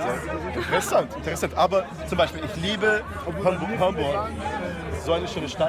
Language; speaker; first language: German; non-native, fluent; Portuguese